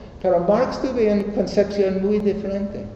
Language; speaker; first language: Spanish; non-native, learner; English